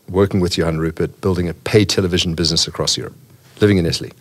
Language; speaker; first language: English; native; English